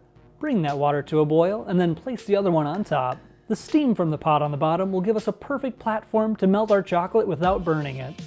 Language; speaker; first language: English; native; English